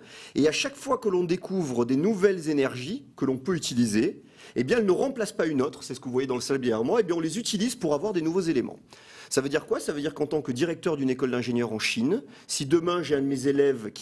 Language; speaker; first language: French; native; French